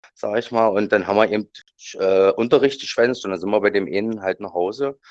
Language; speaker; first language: German; native; German